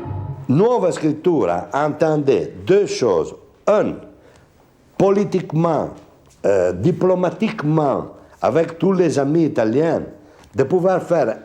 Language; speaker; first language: French; non-native, fluent; Italian